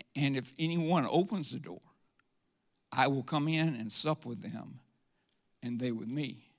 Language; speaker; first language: English; native; English